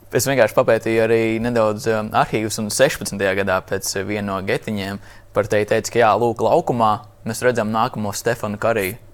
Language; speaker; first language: Latvian; native; Latvian